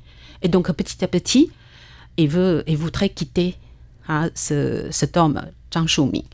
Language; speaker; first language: French; non-native, learner; Chinese